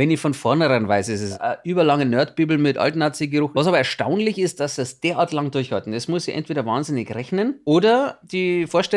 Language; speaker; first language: German; native; German